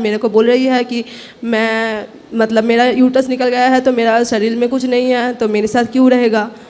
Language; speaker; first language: Hindi; non-native, local second language; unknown